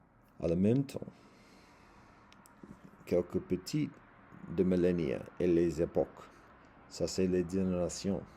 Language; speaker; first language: French; non-native, learner; English